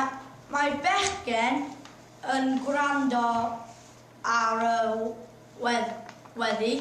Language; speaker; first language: Welsh; non-native, learner; English